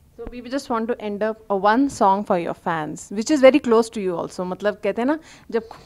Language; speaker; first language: Hindi; non-native, local second language; Telugu